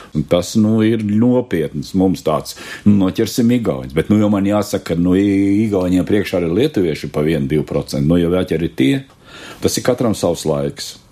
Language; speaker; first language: Latvian; native; Latvian